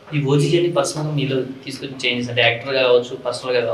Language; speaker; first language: Telugu; native; Telugu